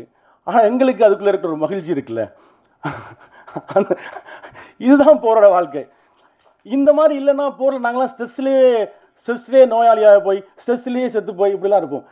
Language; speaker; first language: Tamil; native; Tamil